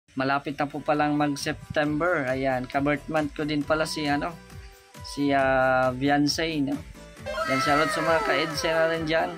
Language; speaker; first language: Filipino; non-native, local second language; Cebuano